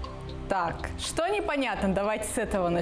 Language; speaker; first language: Russian; native; Russian